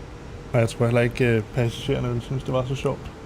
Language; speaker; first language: Danish; native; Danish